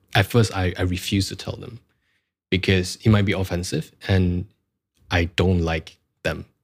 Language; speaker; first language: English; non-native, local second language; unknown